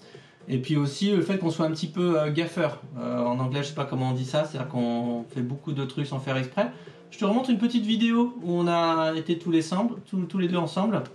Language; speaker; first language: French; native; French